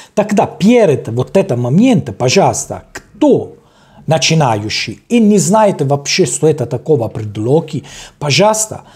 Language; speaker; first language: Russian; non-native, learner; Italian